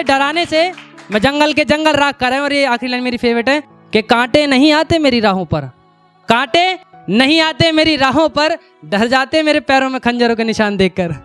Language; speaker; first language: Hindi; native; Hindi